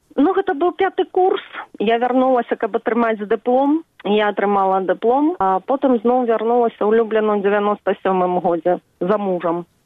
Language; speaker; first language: Belarusian; native; Belarusian